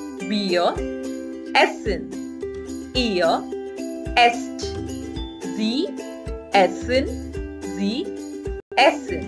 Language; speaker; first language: German; non-native, fluent; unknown